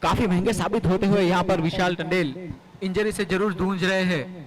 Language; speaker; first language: Hindi; non-native, local second language; Gujarati